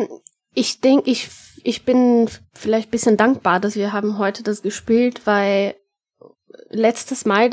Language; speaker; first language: German; non-native, fluent; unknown